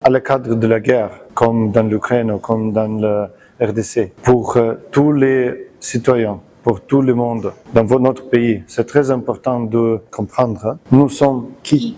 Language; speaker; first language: French; non-native, learner; Ukrainian